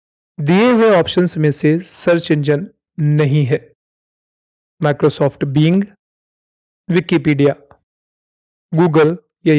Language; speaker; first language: Hindi; native; Hindi